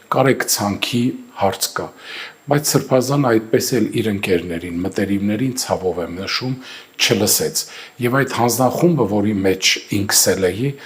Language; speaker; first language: Armenian; native; Armenian